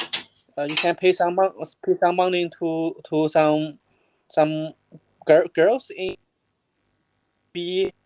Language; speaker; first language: English; non-native, learner; Chinese